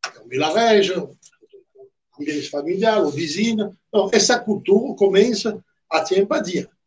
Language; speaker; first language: Portuguese; non-native, fluent; French